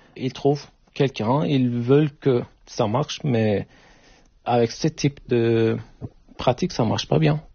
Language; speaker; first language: French; non-native, learner; Turkish